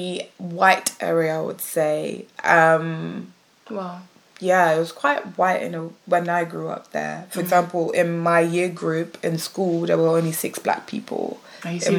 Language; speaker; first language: English; native; English